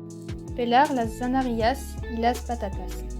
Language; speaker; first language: Spanish; non-native, learner; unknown